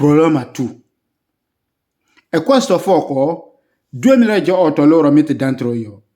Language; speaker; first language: Italian; non-native, learner; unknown